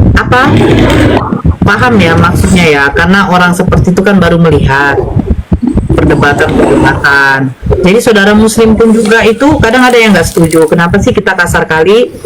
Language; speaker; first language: Indonesian; native; Indonesian